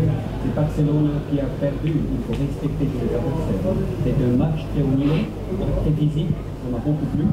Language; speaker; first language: French; non-native, fluent; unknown